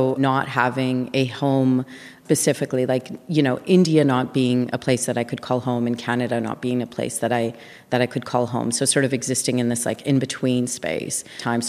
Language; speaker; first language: English; native; English